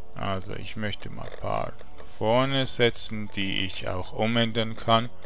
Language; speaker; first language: German; native; German